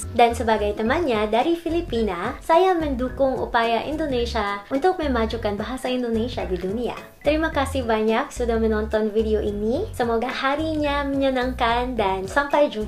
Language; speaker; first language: Indonesian; non-native, learner; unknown